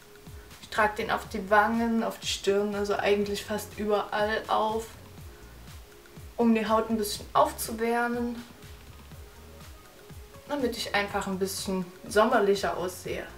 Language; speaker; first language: German; native; German